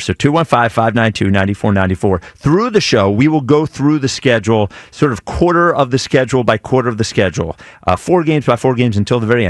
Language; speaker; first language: English; native; English